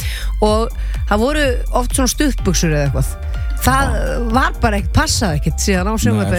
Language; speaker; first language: Icelandic; native; Icelandic